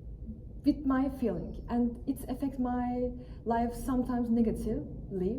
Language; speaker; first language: English; non-native, fluent; Turkish